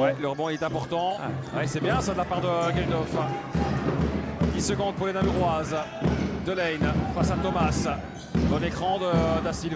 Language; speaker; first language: French; native; French